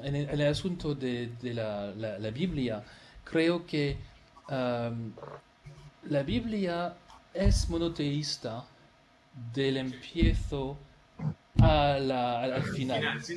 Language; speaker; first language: Spanish; non-native, fluent; French